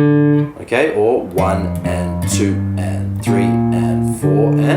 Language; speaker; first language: English; native; English